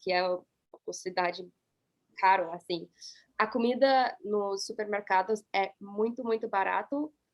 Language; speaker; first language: Portuguese; non-native, fluent; English